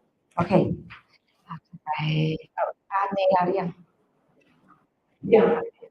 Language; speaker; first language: Thai; non-native, fluent; English